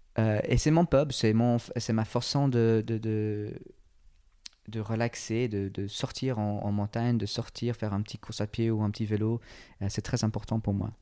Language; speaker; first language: French; non-native, fluent; English